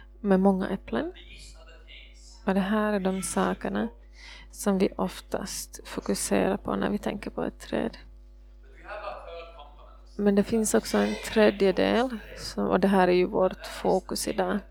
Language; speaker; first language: Swedish; non-native, fluent; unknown